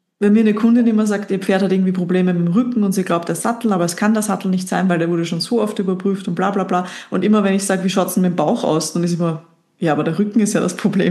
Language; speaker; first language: German; native; German